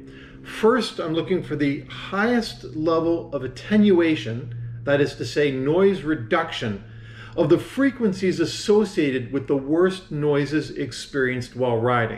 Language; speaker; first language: English; native; English